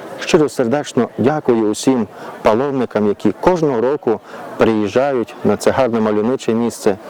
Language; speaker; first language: Ukrainian; native; Ukrainian